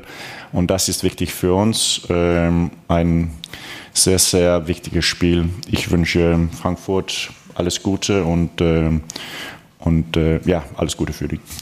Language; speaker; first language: German; non-native, fluent; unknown